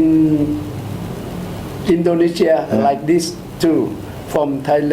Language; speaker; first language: English; non-native, learner; Thai